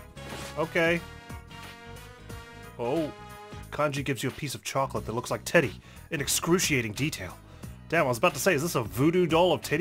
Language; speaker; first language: English; native; English